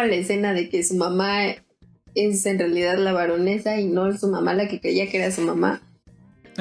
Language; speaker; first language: Spanish; native; Spanish